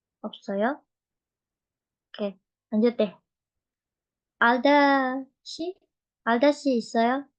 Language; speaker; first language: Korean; non-native, fluent; Indonesian